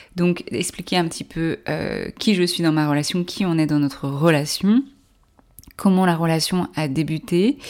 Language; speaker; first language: French; native; French